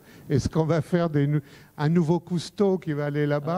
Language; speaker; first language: French; native; French